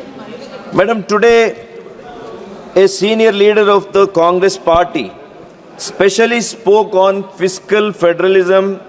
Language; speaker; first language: English; non-native, local second language; Kannada